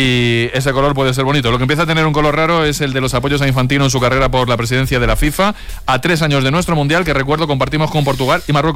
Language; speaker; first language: Spanish; native; Spanish